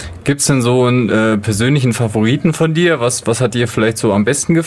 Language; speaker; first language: German; native; German